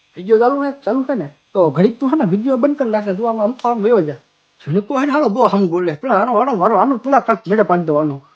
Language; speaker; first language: Gujarati; native; Gujarati